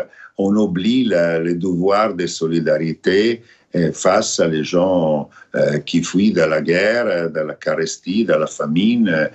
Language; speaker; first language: French; non-native, fluent; Italian